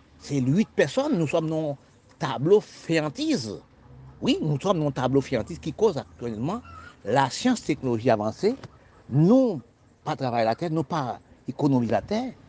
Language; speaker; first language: French; non-native, local second language; Haitian Creole